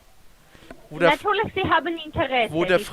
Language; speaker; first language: German; non-native, fluent; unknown